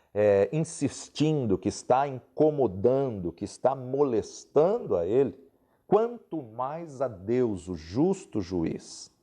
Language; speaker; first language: Portuguese; native; Portuguese